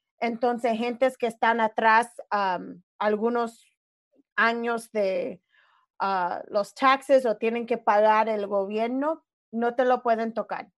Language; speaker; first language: Spanish; early bilingual, other home language; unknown